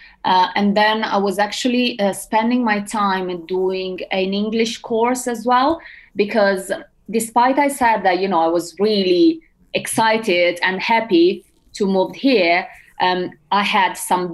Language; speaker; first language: English; non-native, fluent; Italian